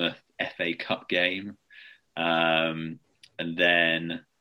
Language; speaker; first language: English; native; English